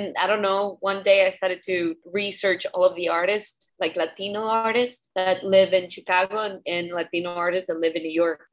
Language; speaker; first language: English; non-native, fluent; Spanish